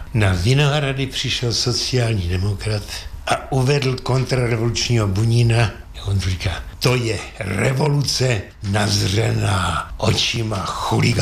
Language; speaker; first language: Czech; native; Czech